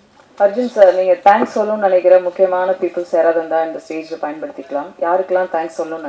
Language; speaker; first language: Tamil; native; Tamil